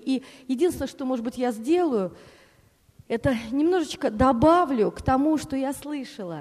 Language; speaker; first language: Russian; native; Russian